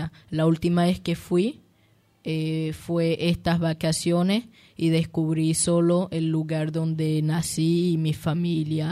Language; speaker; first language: Spanish; early bilingual, heritage; Spanish